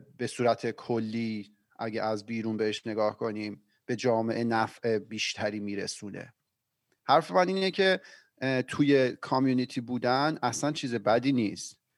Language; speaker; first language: Persian; native; Persian